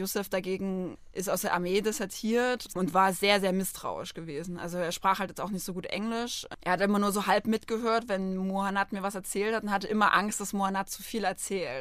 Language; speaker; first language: German; native; German